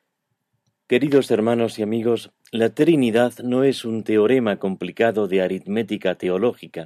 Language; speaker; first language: Spanish; native; Spanish